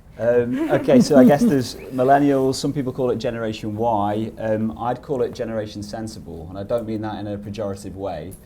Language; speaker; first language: English; native; English